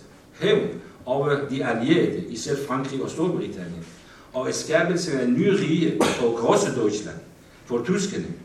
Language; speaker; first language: Danish; non-native, fluent; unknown